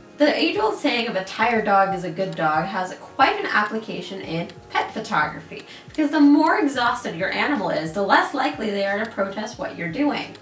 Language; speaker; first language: English; native; English